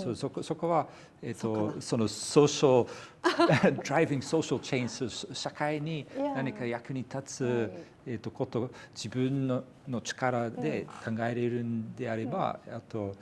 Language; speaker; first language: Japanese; non-native, fluent; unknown